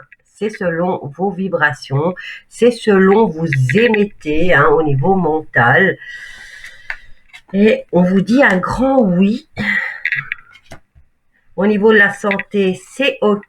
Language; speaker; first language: French; native; French